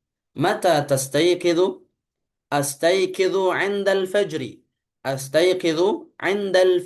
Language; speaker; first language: Arabic; non-native, fluent; Indonesian